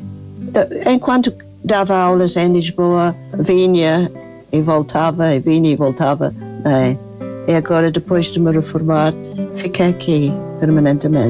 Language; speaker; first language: Portuguese; non-native, fluent; English